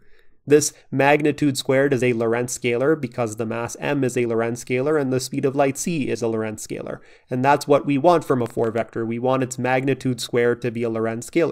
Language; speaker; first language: English; native; English